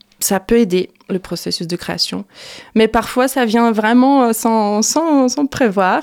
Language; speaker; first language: French; non-native, fluent; Portuguese